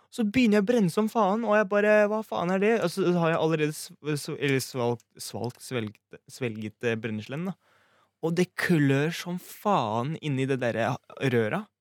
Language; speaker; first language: Norwegian; early bilingual, other home language; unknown